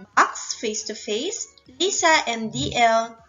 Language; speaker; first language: English; non-native, local second language; Filipino